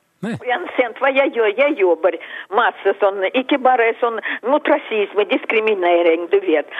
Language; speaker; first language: Norwegian; non-native, fluent; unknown